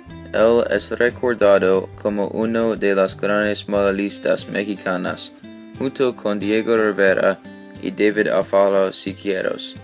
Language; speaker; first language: Spanish; non-native, learner; English